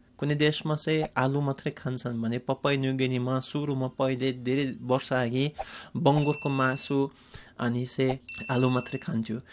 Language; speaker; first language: Nepali; non-native, fluent; English